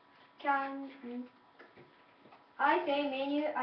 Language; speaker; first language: English; non-native, learner; Japanese